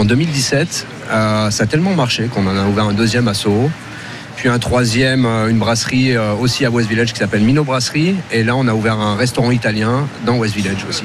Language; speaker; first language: French; native; French